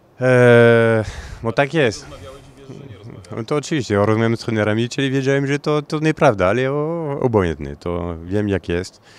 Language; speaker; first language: Polish; non-native, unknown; French